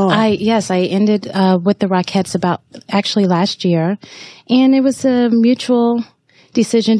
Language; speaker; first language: English; native; English